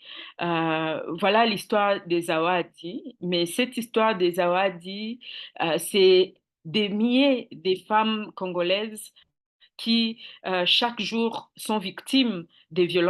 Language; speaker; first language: French; non-native, local second language; Swahili